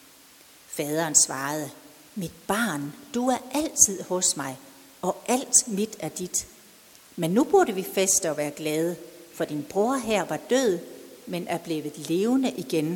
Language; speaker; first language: Danish; native; Danish